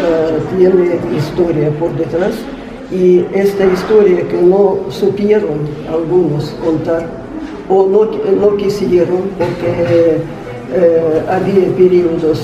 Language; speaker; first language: Spanish; non-native, fluent; Russian